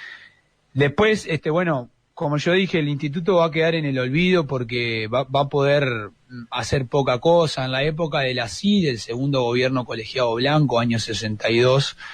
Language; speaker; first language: Spanish; native; Spanish